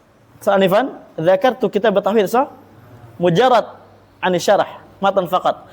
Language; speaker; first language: Arabic; non-native, fluent; Indonesian